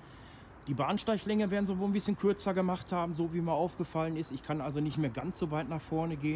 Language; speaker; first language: German; native; German